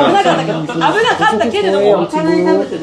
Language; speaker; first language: Japanese; native; Japanese